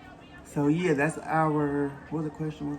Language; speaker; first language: English; native; English